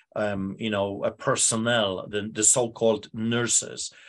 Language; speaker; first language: English; non-native, fluent; Polish